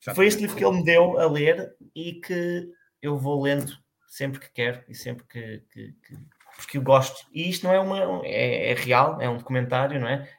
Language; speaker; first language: Portuguese; native; Portuguese